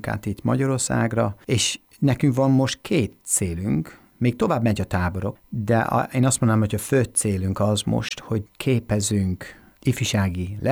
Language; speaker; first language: Hungarian; non-native, fluent; English